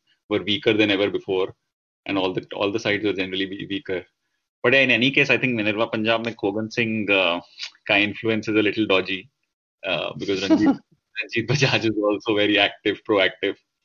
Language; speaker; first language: English; non-native, local second language; Hindi